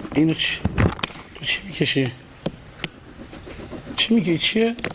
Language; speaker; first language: Persian; native; Persian